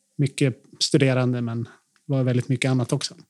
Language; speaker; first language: Swedish; native; Swedish